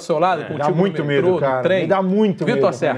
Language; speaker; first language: Portuguese; native; Portuguese